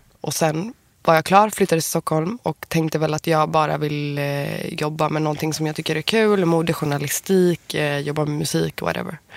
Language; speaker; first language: Swedish; native; Swedish